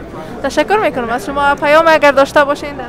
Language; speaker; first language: Persian; native; Persian